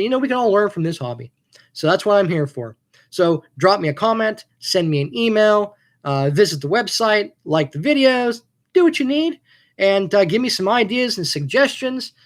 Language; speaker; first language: English; native; English